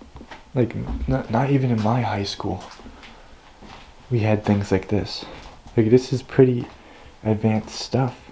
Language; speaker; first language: English; native; English